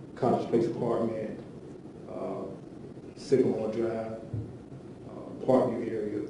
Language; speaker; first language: English; native; English